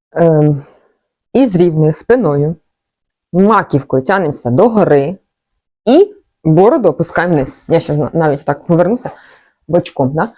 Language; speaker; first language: Ukrainian; non-native, local second language; Russian